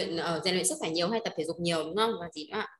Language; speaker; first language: Vietnamese; native; Vietnamese